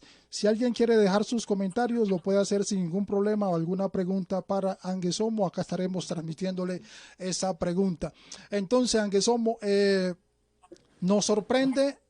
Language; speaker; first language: Spanish; native; Spanish